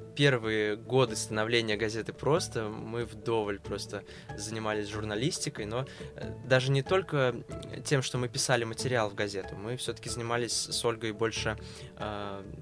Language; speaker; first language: Russian; native; Russian